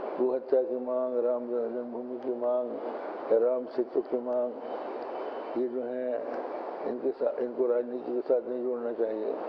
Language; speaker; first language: Hindi; native; Hindi